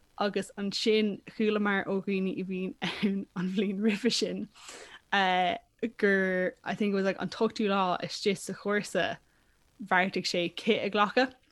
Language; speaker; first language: Irish; non-native, local second language; English